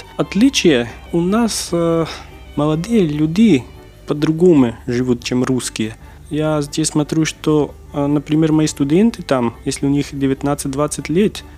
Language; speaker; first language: Russian; non-native, fluent; Macedonian